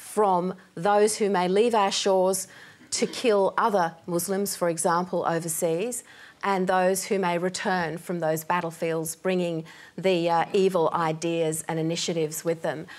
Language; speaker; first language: English; native; English